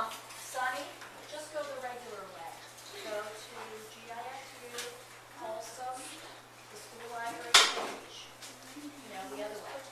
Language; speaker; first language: English; native; English